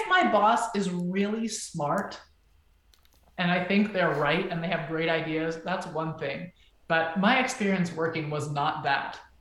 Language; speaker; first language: English; native; English